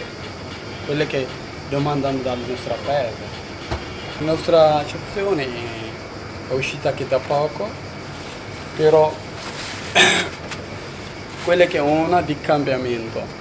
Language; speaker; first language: Italian; non-native, learner; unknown